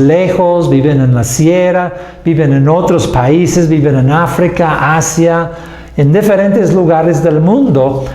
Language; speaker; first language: Spanish; non-native, fluent; English